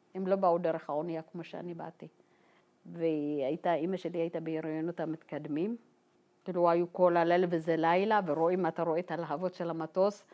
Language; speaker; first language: Hebrew; non-native, fluent; Tigrinya